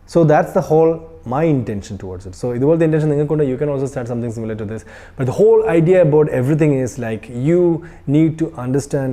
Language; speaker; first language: English; non-native, local second language; Malayalam